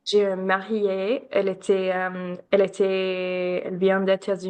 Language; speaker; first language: French; non-native, learner; English